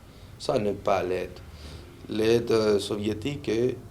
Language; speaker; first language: French; non-native, fluent; Spanish